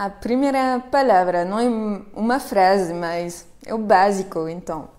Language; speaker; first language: Portuguese; non-native, fluent; French